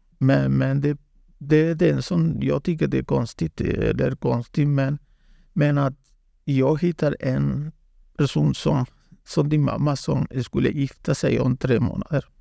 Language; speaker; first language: Swedish; non-native, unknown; Spanish